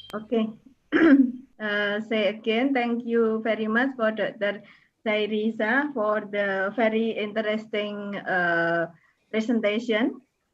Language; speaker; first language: English; non-native, learner; Indonesian